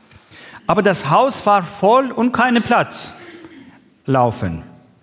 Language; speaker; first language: German; non-native, learner; Persian